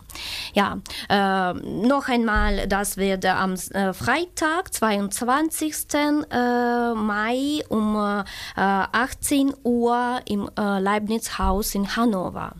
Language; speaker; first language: German; non-native, fluent; Ukrainian